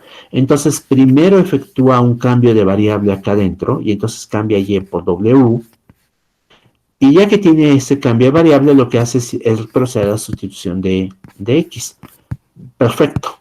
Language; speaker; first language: Spanish; native; Spanish